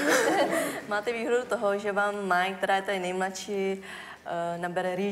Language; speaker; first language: Czech; early bilingual, other home language; Vietnamese